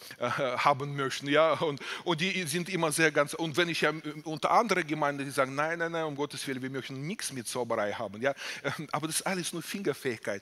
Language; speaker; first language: German; non-native, fluent; Russian